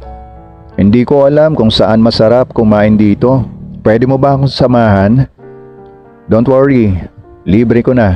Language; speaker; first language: Filipino; native; Filipino